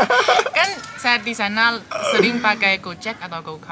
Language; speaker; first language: Indonesian; non-native, fluent; Chinese